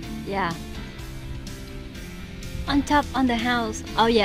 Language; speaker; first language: English; non-native, learner; Vietnamese